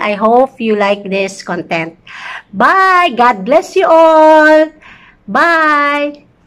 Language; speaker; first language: English; non-native, local second language; Filipino